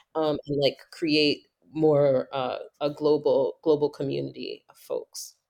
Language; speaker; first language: English; native; English